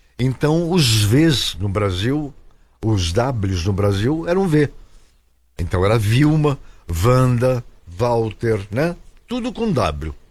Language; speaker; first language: Portuguese; native; Portuguese